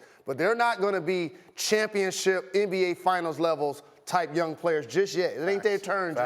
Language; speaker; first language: English; native; English